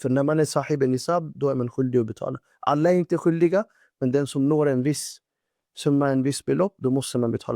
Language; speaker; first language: Swedish; non-native, fluent; Urdu